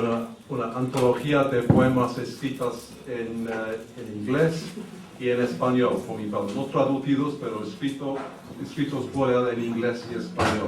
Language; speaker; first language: Spanish; early bilingual, heritage; English